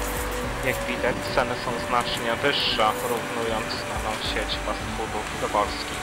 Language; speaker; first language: Polish; native; Polish